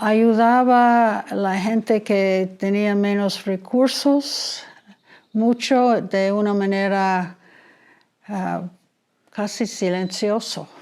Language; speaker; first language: Spanish; non-native, fluent; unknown